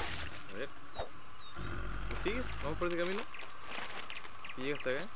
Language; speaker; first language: Spanish; native; Spanish